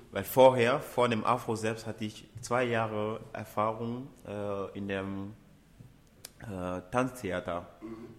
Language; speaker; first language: German; non-native, fluent; Ewe